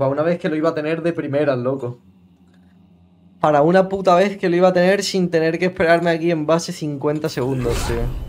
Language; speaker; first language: Spanish; native; Spanish